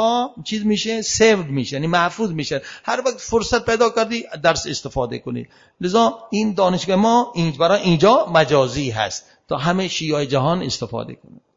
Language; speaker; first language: Persian; non-native, fluent; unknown